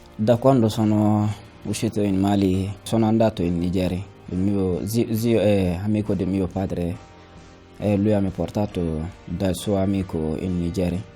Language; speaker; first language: Italian; non-native, learner; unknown